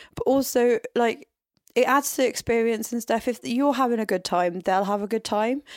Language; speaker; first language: English; native; English